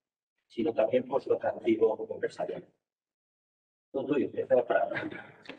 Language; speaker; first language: Spanish; native; Spanish